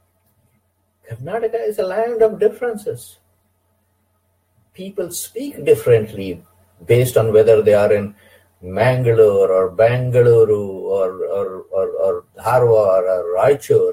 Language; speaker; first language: English; non-native, local second language; Kannada